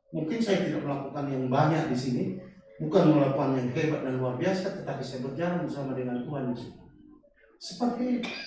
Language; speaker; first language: Indonesian; non-native, local second language; Batak Toba